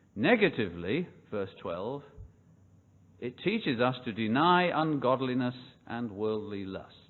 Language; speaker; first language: English; native; English